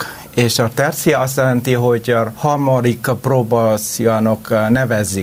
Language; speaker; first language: Hungarian; non-native, learner; Vietnamese